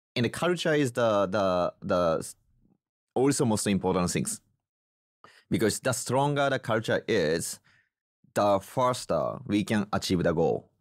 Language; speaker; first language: English; non-native, fluent; Japanese